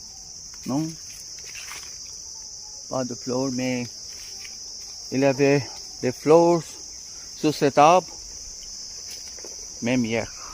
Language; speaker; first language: French; non-native, fluent; Bangla